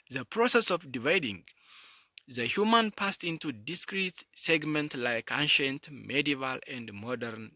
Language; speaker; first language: English; non-native, local second language; Amharic